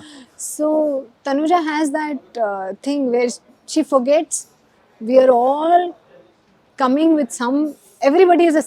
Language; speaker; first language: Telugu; non-native, local second language; Hindi